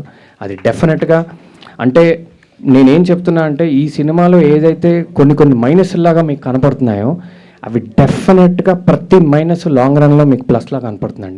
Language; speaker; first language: Telugu; native; Telugu